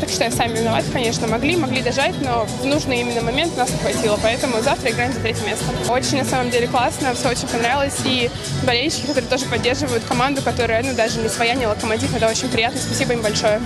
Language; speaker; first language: Russian; native; Russian